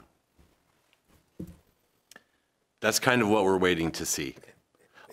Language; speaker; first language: English; native; English